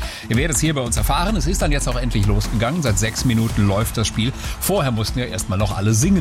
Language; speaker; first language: German; native; German